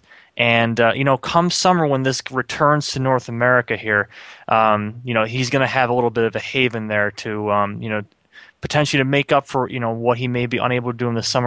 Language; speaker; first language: English; native; English